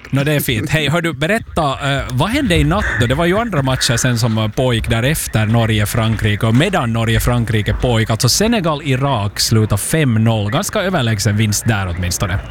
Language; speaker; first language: Swedish; native; Swedish